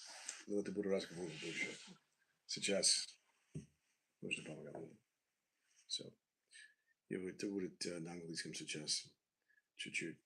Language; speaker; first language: Russian; non-native, learner; English